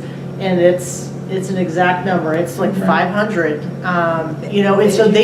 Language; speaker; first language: English; native; English